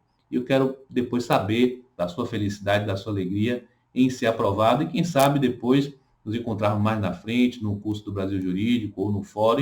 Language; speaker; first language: Portuguese; native; Portuguese